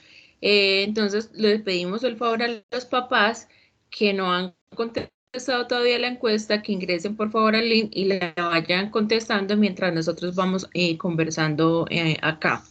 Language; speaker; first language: Spanish; native; Spanish